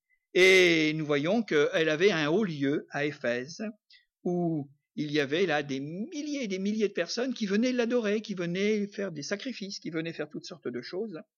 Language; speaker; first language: French; native; French